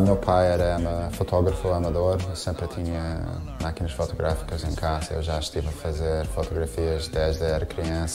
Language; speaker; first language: Portuguese; non-native, fluent; English